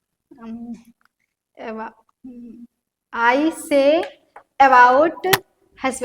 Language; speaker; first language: English; non-native, learner; Hindi